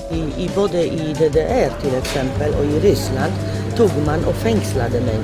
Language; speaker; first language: Swedish; non-native, fluent; Polish